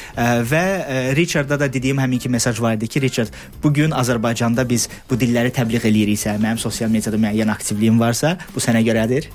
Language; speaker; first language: Azerbaijani; early bilingual, heritage; Azerbaijani